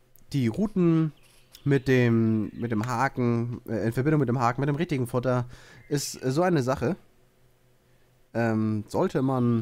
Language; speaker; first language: German; native; German